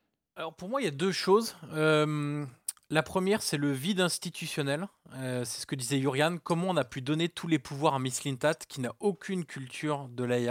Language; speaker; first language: French; native; French